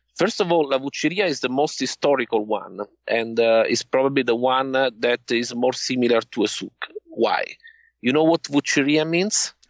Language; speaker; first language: English; non-native, fluent; Italian